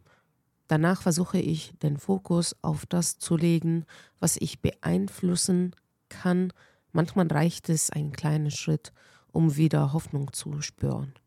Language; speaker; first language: German; non-native, fluent; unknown